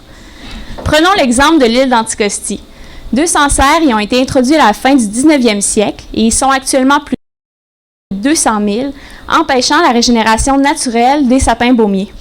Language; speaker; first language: French; native; French